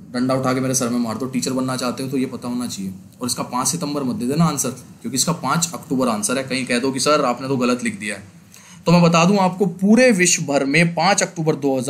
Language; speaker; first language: Hindi; native; Hindi